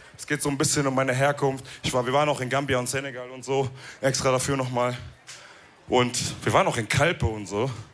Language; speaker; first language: German; early bilingual, other home language; Wolof